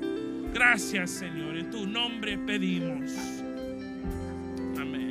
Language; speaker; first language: Spanish; early bilingual, heritage; Spanish